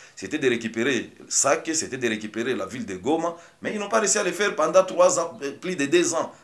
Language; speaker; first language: French; non-native, local second language; Swahili